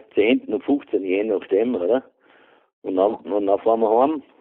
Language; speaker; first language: German; native; German